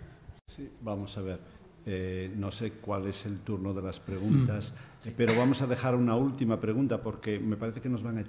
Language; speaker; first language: Spanish; native; Spanish